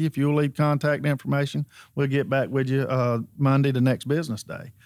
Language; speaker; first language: English; native; English